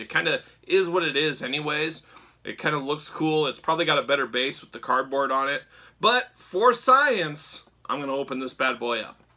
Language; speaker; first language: English; native; English